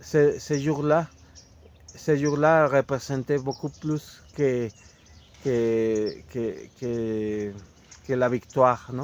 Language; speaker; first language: French; non-native, fluent; Spanish